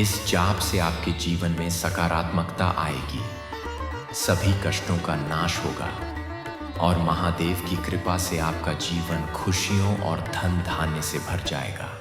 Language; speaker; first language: Hindi; native; Hindi